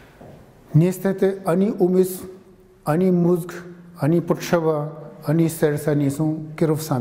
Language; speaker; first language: Polish; non-native, fluent; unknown